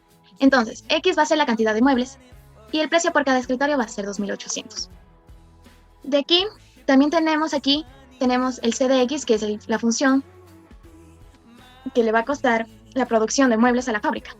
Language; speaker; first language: Spanish; native; Spanish